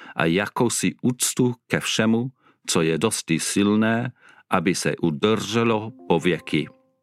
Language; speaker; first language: Czech; non-native, fluent; English